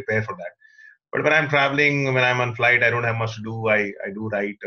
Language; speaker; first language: English; non-native, local second language; Hindi